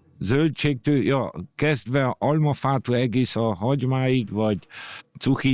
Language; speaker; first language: Hungarian; early bilingual, heritage; Hungarian